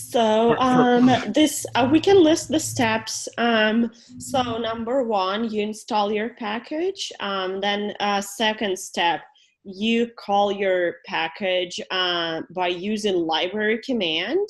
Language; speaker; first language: English; non-native, fluent; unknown